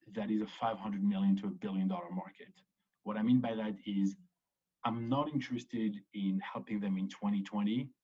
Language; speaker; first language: English; early bilingual, other home language; French